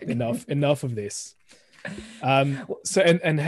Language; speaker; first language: English; non-native, fluent; French